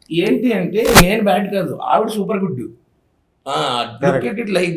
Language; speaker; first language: Telugu; native; Telugu